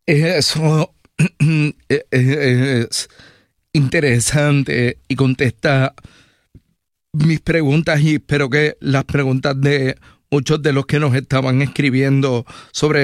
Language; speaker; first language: Spanish; native; Spanish